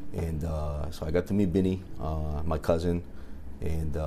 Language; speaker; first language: English; early bilingual, other home language; Spanish